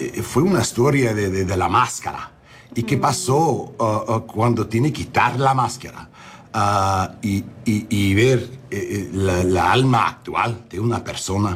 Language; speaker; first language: Spanish; early bilingual, heritage; English